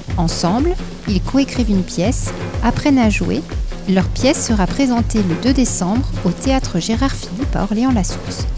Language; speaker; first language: French; native; French